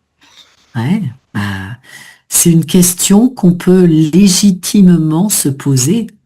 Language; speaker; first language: French; native; French